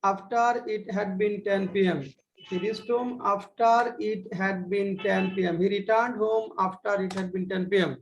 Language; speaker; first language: English; non-native, local second language; Bangla